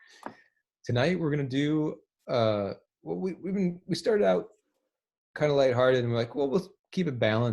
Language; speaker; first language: English; native; English